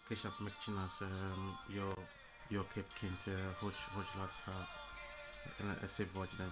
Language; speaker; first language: Hungarian; non-native, learner; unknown